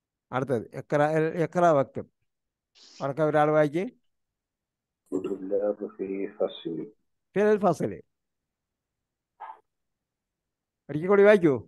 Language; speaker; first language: Arabic; non-native, fluent; Malayalam